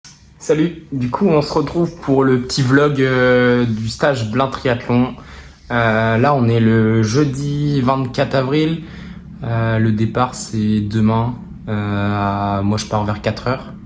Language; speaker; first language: French; native; French